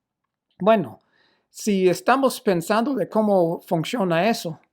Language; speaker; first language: Spanish; non-native, fluent; English